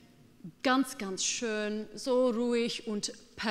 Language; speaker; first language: German; non-native, fluent; English